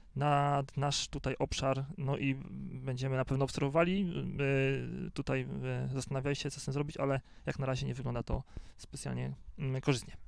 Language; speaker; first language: Polish; native; Polish